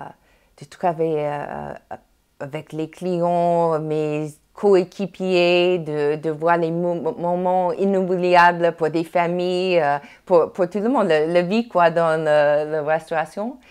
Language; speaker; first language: French; non-native, fluent; English